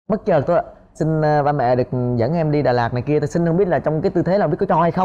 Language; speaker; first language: Vietnamese; native; Vietnamese